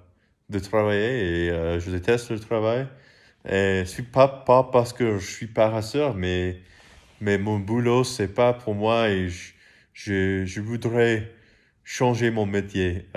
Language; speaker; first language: French; non-native, learner; English